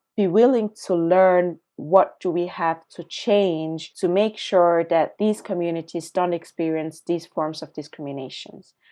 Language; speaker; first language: English; early bilingual, other home language; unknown